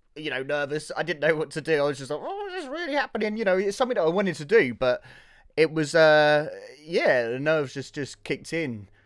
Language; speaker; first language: English; native; English